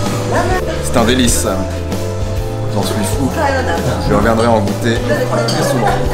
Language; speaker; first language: French; native; French